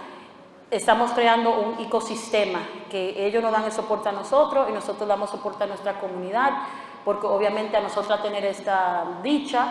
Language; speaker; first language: Spanish; early bilingual, heritage; Spanish